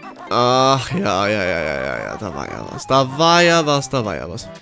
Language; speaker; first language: German; native; German